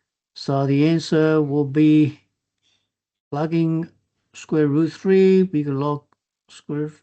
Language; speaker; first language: English; non-native, fluent; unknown